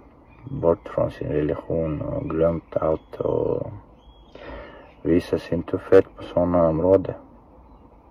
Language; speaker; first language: Swedish; non-native, fluent; Chechen